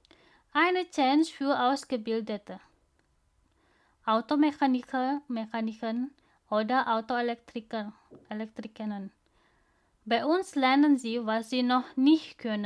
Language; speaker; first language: German; non-native, learner; Indonesian